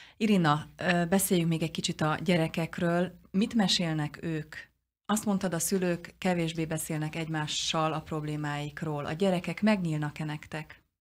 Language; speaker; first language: Hungarian; native; Hungarian